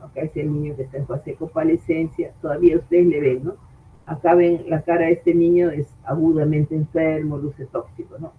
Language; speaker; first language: Spanish; native; Spanish